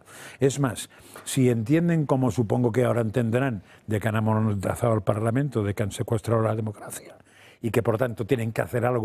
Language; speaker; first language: Spanish; native; Spanish